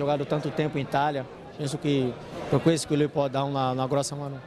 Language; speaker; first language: Italian; non-native, fluent; Portuguese